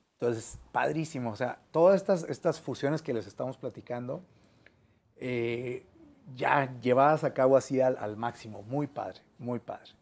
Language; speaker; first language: Spanish; native; Spanish